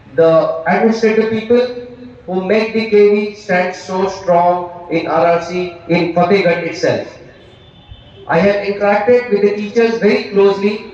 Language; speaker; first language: English; non-native, local second language; Hindi